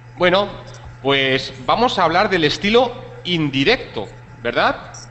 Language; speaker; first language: Spanish; native; Spanish